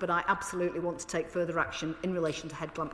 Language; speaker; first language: English; native; English